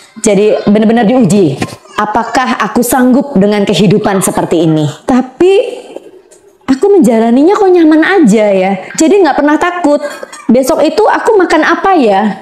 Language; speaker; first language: Indonesian; native; Indonesian